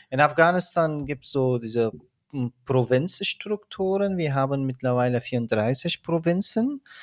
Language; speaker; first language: German; non-native, fluent; Persian